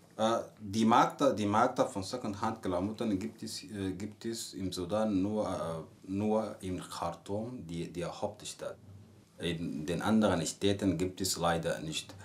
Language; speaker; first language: German; non-native, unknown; Arabic